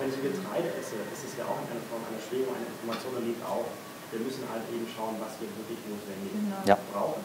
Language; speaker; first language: German; native; German